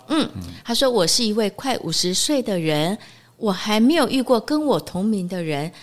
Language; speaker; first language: Chinese; native; Chinese